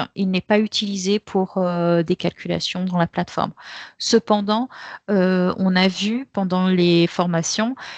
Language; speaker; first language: French; native; French